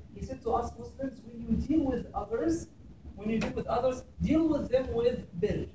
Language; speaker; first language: English; non-native, fluent; Arabic